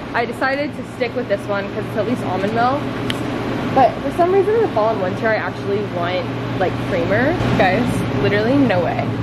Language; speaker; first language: English; native; English